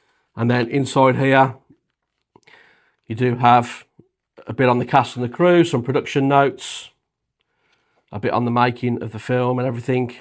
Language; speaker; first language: English; native; English